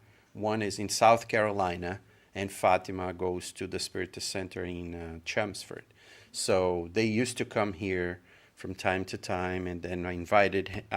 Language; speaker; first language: English; non-native, fluent; Portuguese